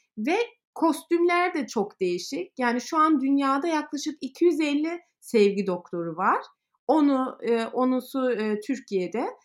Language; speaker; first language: Turkish; early bilingual, heritage; Turkish